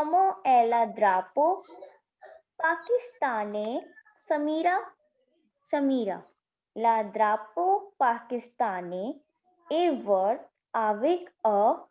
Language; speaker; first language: French; non-native, learner; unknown